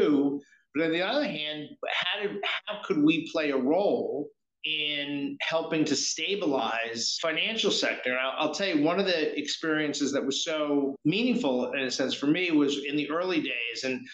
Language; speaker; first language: English; native; English